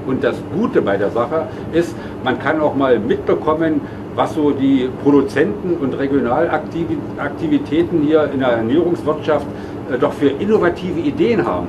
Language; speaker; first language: German; native; German